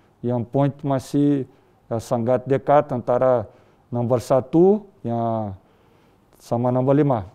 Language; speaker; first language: Indonesian; non-native, learner; Portuguese